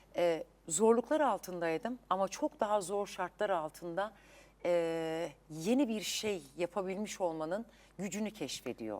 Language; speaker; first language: Turkish; native; Turkish